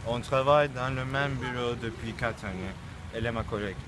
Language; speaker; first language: French; non-native, learner; Turkish